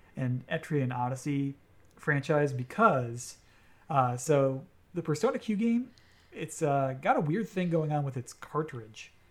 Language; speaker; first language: English; native; English